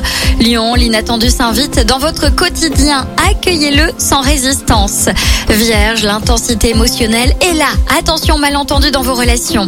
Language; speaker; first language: French; native; French